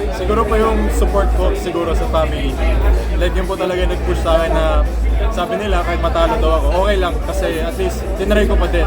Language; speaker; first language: Filipino; native; Filipino